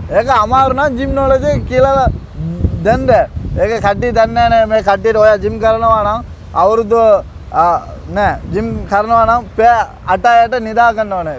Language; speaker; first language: Sinhala; non-native, local second language; Tamil